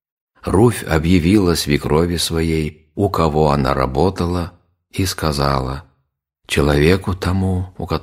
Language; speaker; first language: Russian; native; Russian